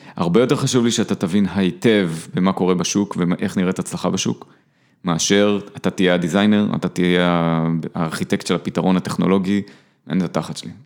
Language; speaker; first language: Hebrew; native; Hebrew